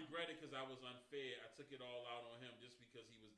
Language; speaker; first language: English; native; English